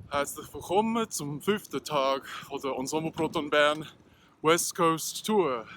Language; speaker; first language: German; native; German